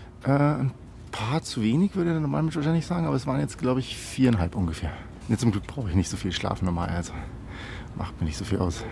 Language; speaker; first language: German; native; German